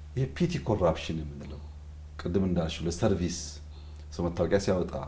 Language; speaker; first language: Amharic; non-native, local second language; Oromo